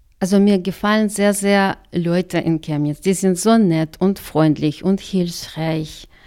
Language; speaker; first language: German; non-native, fluent; Russian